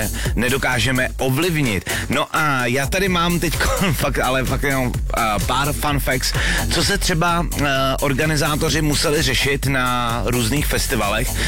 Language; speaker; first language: Czech; native; Czech